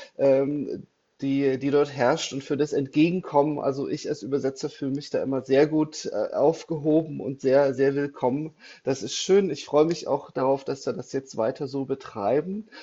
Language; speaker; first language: German; native; German